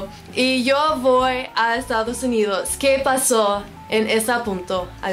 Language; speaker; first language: Spanish; non-native, learner; English